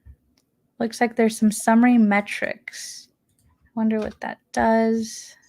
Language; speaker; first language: English; native; English